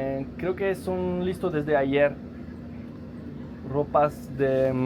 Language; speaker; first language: Spanish; non-native, learner; French